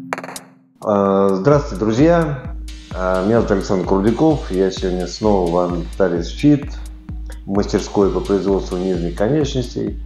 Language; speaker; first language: Russian; native; Russian